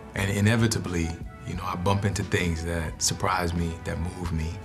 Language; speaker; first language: English; native; English